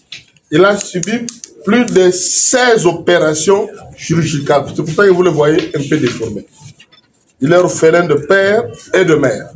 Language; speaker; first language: French; non-native, local second language; Lingala